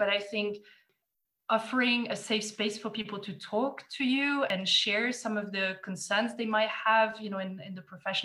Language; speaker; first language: English; non-native, fluent; German